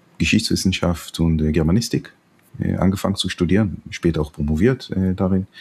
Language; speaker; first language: German; non-native, fluent; Hebrew